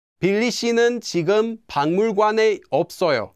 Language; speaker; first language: Korean; non-native, fluent; English